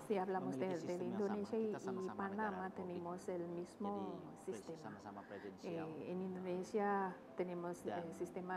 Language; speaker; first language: Spanish; non-native, fluent; Indonesian